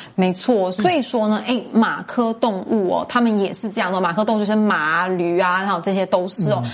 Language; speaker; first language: Chinese; native; Chinese